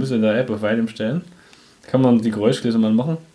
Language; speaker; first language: German; native; German